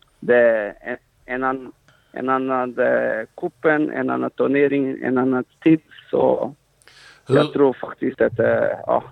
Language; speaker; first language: Swedish; non-native, fluent; Portuguese